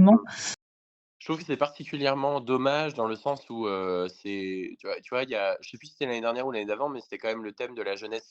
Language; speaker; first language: French; native; French